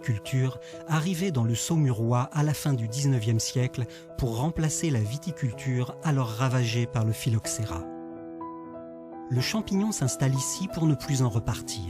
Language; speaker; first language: French; native; French